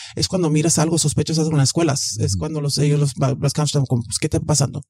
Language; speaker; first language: Spanish; early bilingual, heritage; Spanish